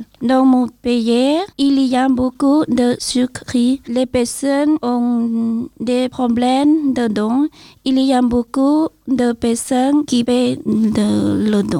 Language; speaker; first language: French; non-native, learner; Lao